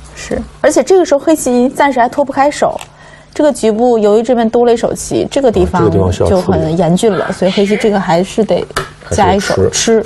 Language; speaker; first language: Chinese; native; Chinese